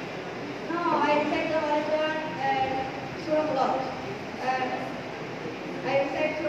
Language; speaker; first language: English; non-native, learner; Bangla